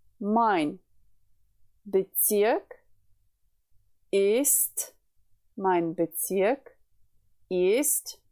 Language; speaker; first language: German; non-native, fluent; Ukrainian